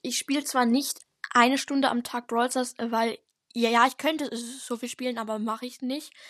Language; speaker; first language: German; native; German